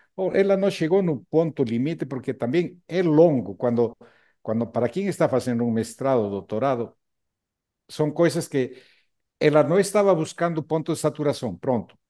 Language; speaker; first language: Portuguese; non-native, fluent; Spanish